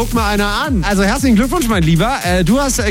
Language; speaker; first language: German; native; German